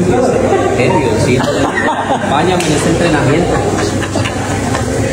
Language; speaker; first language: Spanish; native; Spanish